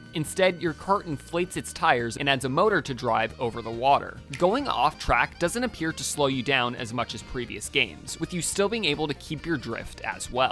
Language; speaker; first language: English; native; English